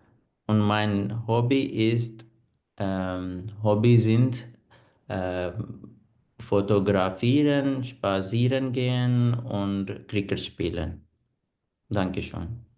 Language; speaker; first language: German; non-native, learner; Punjabi